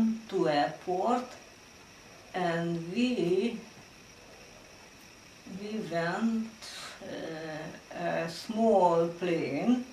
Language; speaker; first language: English; non-native, learner; Hungarian